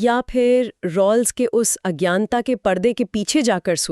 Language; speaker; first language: Hindi; native; Hindi